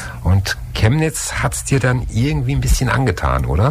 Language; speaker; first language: German; native; German